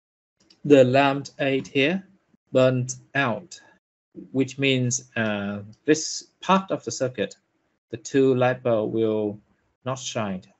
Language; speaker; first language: English; non-native, fluent; Vietnamese